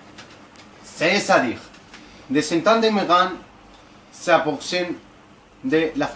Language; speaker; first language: French; non-native, learner; Spanish